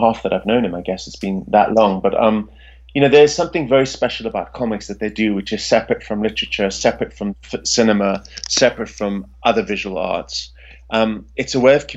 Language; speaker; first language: English; native; English